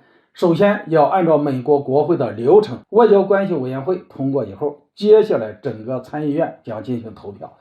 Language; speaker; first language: Chinese; native; Chinese